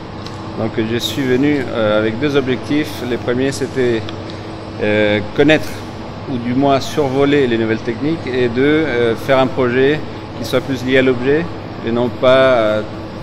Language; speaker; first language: French; non-native, fluent; Spanish